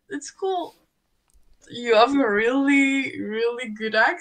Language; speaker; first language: English; non-native, learner; French